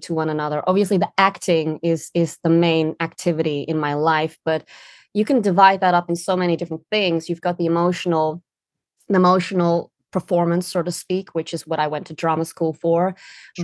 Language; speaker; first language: English; non-native, fluent; Dutch